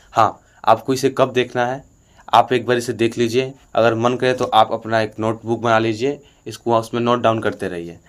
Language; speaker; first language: Hindi; native; Hindi